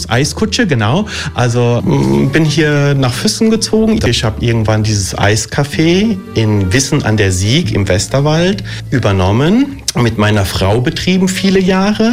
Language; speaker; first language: German; early bilingual, other home language; Italian